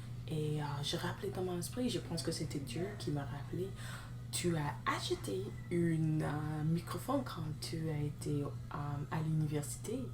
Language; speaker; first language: French; non-native, learner; English